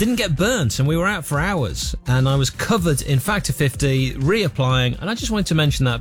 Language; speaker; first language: English; native; English